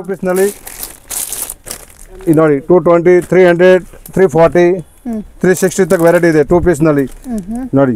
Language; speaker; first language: Kannada; non-native, local second language; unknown